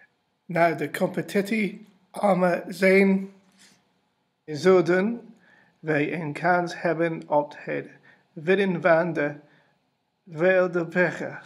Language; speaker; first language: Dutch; non-native, learner; English